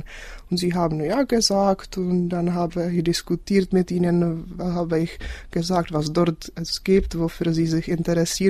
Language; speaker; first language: German; non-native, fluent; Czech